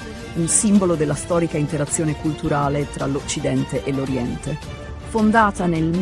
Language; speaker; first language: Italian; native; Italian